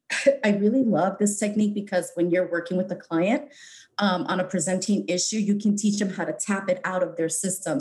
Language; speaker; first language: English; native; English